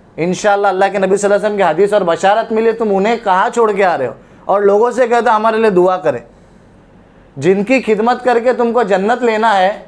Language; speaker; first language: Hindi; non-native, local second language; Urdu